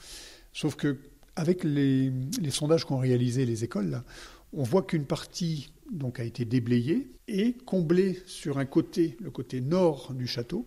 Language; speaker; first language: French; native; French